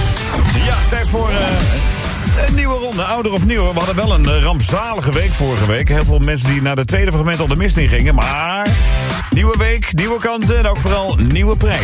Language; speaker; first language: Dutch; native; Dutch